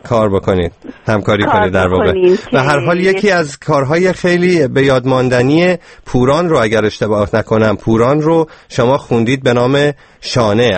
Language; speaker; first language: Persian; native; Persian